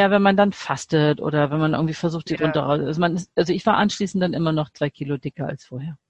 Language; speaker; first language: German; native; German